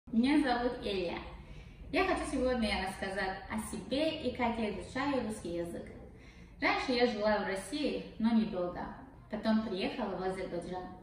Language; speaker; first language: Russian; non-native, learner; Azerbaijani